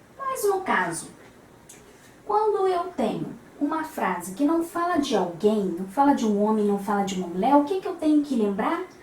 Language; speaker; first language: Portuguese; native; Portuguese